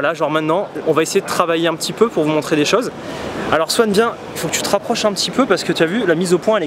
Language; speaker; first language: French; native; French